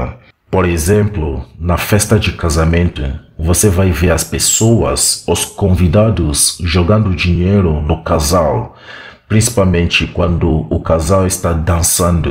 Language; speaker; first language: Portuguese; non-native, fluent; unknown